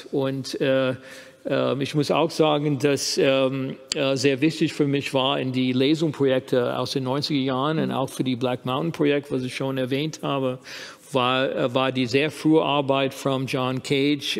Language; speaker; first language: German; non-native, fluent; English